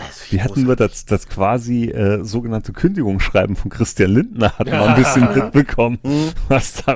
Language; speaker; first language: German; native; German